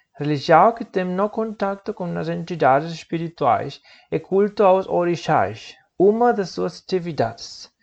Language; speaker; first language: Portuguese; non-native, learner; Spanish